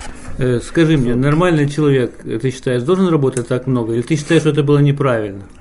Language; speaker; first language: Russian; native; Russian